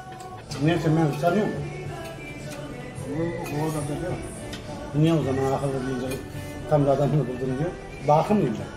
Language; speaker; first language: Korean; non-native, learner; Turkish